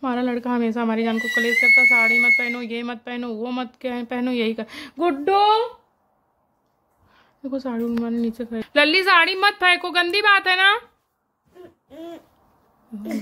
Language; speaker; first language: Hindi; native; Hindi